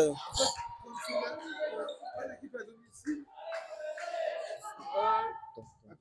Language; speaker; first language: French; native; French